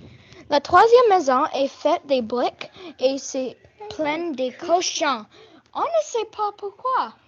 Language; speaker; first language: French; non-native, learner; English